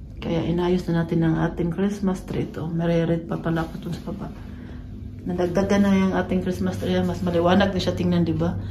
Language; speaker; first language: Filipino; non-native, local second language; Cebuano